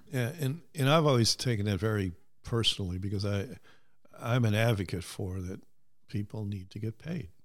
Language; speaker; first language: English; native; English